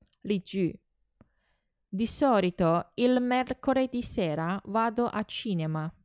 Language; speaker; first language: Italian; non-native, fluent; Chinese